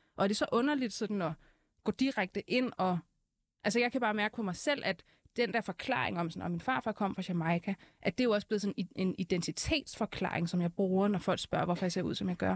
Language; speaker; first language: Danish; early bilingual, other home language; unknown